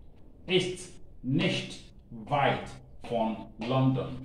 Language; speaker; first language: German; non-native, learner; Akan